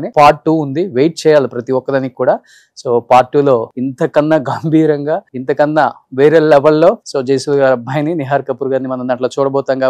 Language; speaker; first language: Telugu; native; Telugu